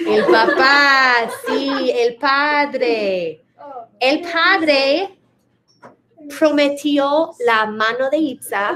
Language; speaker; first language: Spanish; non-native, fluent; English